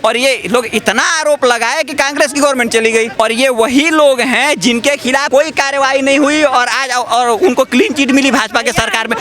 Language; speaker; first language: Hindi; non-native, local second language; Bhojpuri